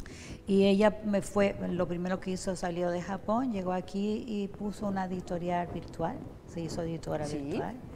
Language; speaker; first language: Spanish; native; Spanish